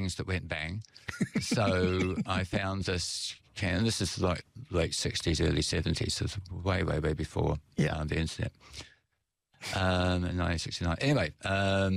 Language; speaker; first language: English; native; English